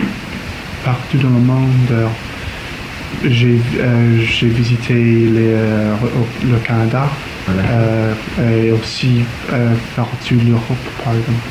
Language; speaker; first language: French; non-native, learner; English